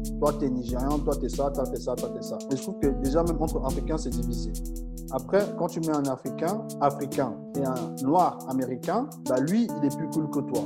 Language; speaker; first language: French; non-native, fluent; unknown